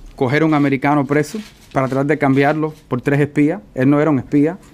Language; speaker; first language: Spanish; early bilingual, heritage; Spanish